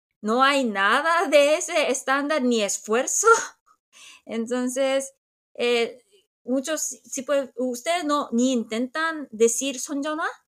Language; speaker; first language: Spanish; non-native, fluent; Korean